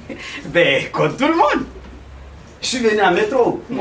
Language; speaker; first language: French; non-native, local second language; Bambara